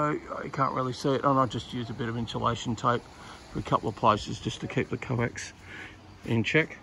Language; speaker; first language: English; native; English